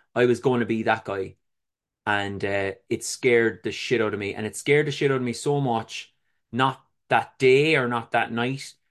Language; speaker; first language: English; native; English